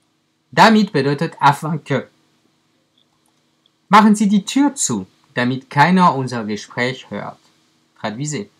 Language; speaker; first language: German; non-native, fluent; French